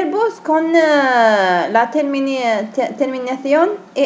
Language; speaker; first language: Spanish; non-native, fluent; Arabic